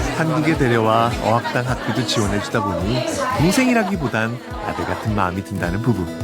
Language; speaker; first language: Korean; native; Korean